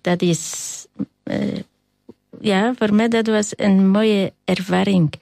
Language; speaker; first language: Dutch; non-native, learner; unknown